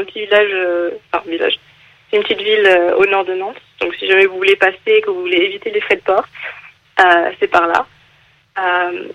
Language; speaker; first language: French; non-native, fluent; English